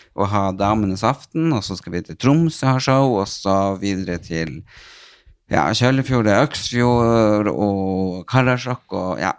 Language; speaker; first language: Norwegian; native; Norwegian